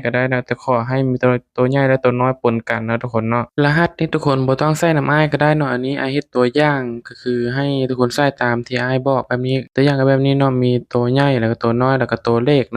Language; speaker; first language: Thai; non-native, local second language; Northeastern Thai